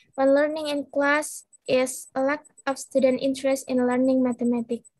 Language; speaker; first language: English; non-native, learner; Indonesian